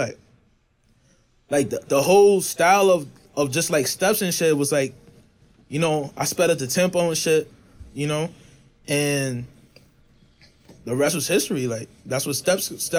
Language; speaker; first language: English; native; English